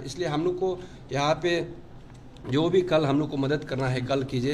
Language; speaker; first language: Hindi; non-native, local second language; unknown